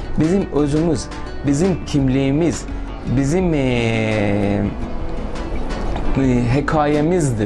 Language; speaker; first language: Turkish; non-native, local second language; Persian